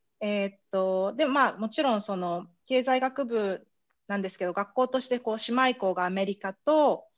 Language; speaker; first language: Japanese; native; Japanese